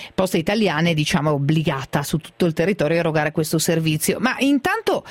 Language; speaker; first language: Italian; native; Italian